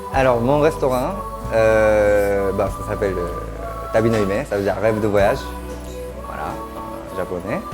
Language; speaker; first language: French; non-native, fluent; Japanese